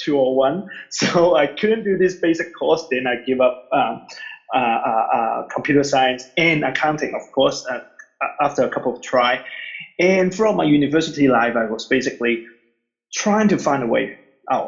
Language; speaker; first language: English; non-native, local second language; Cantonese